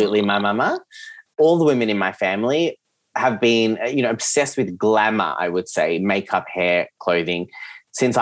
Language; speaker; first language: English; early bilingual, other home language; Serbian